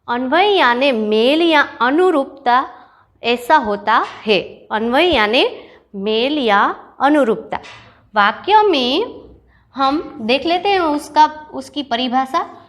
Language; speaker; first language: Hindi; non-native, local second language; Gujarati